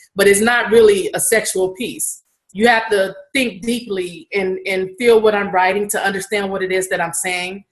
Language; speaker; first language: English; native; English